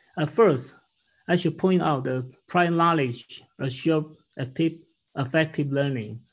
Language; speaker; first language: English; non-native, learner; Chinese